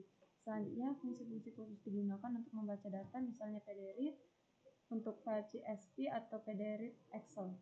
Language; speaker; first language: Indonesian; native; Indonesian